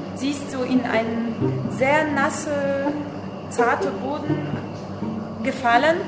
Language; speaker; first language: German; non-native, fluent; French